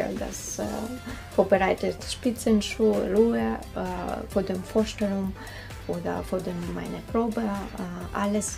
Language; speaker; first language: German; non-native, learner; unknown